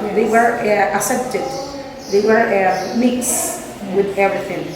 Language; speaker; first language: English; non-native, fluent; Spanish